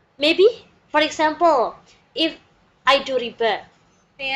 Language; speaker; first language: English; non-native, learner; Indonesian